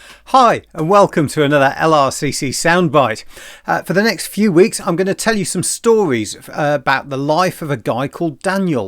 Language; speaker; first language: English; native; English